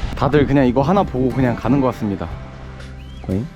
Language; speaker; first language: Korean; native; Korean